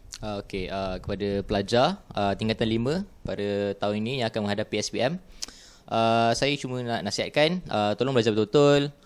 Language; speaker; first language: Malay; native; Malay